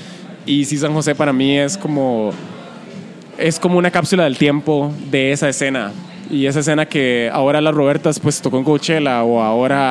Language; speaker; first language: Spanish; native; Spanish